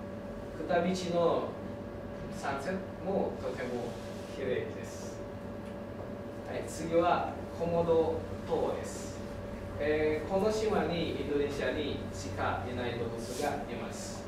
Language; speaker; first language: Japanese; non-native, learner; Indonesian